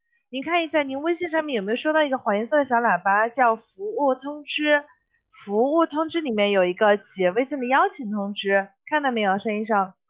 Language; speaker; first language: Chinese; native; Chinese